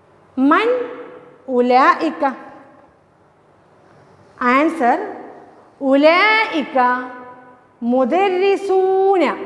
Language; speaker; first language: Arabic; non-native, fluent; Malayalam